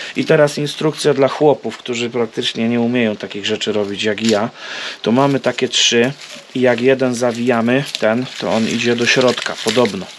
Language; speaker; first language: Polish; native; Polish